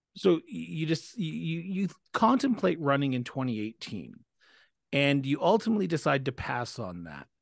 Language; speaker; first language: English; native; English